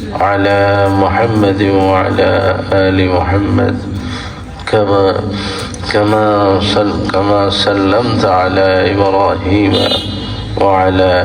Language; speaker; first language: Arabic; non-native, fluent; Bangla